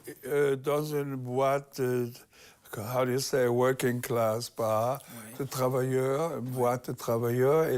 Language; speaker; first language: French; non-native, learner; German